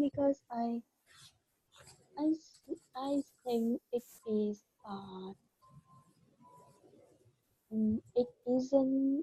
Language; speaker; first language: English; non-native, learner; Vietnamese